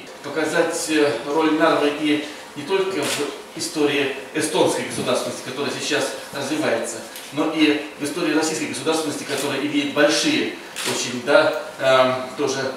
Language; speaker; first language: Russian; native; Russian